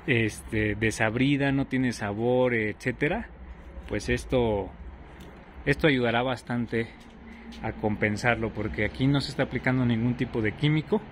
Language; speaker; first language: Spanish; native; Spanish